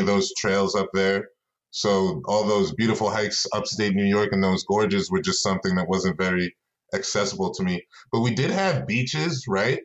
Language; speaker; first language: English; native; English